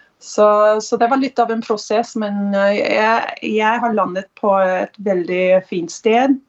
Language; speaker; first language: Norwegian; non-native, fluent; English